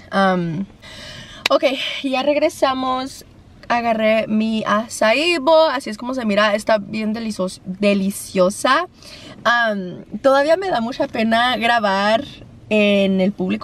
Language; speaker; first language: Spanish; early bilingual, heritage; Spanish